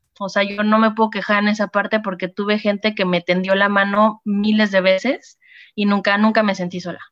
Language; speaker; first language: Spanish; native; Spanish